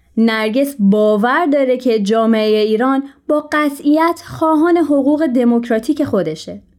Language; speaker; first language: Persian; native; Persian